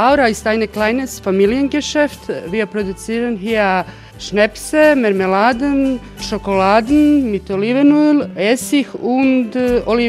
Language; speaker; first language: German; non-native, learner; Croatian